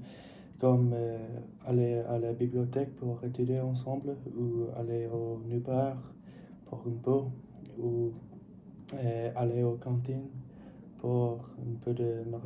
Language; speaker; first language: French; non-native, learner; English